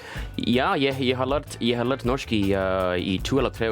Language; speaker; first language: Norwegian; non-native, learner; English